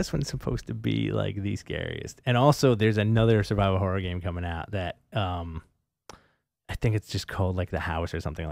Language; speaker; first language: English; native; English